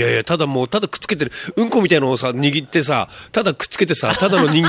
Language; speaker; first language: Japanese; native; Japanese